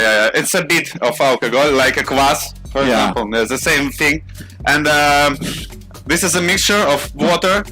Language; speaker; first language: English; non-native, learner; Russian